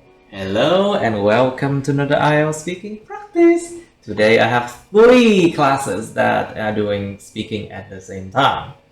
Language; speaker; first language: English; non-native, fluent; Vietnamese